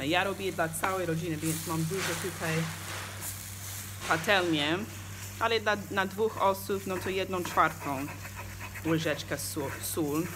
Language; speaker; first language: Polish; non-native, learner; English